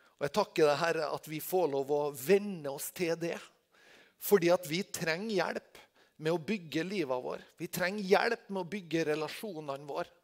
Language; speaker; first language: Norwegian; native; Norwegian